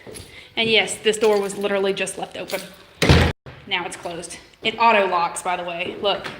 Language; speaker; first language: English; native; English